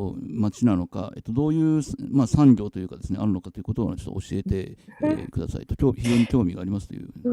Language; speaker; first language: Japanese; native; Japanese